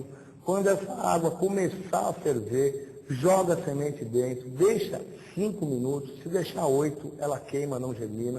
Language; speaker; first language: Portuguese; native; Portuguese